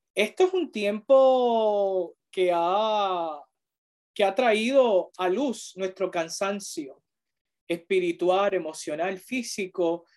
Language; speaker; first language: Spanish; early bilingual, heritage; Spanish